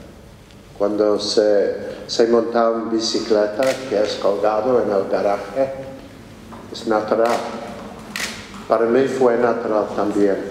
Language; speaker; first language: Spanish; non-native, fluent; English